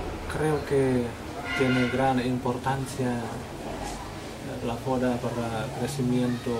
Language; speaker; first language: Spanish; non-native, learner; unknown